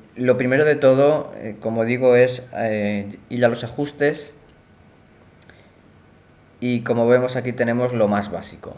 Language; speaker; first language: Spanish; native; Spanish